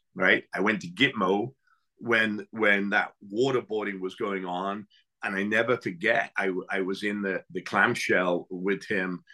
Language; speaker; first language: English; native; English